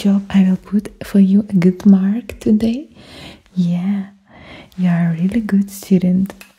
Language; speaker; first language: English; non-native, fluent; Ukrainian